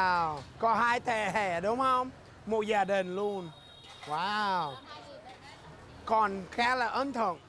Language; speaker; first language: Vietnamese; early bilingual, heritage; English